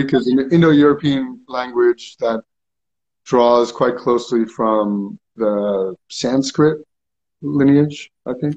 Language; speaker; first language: English; early bilingual, other home language; Greek